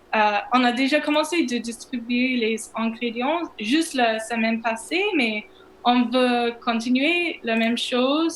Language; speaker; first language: French; non-native, learner; English